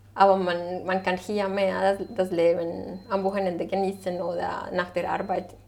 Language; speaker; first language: German; non-native, fluent; Spanish